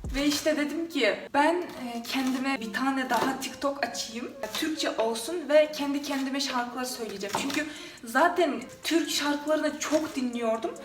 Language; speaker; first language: Turkish; non-native, fluent; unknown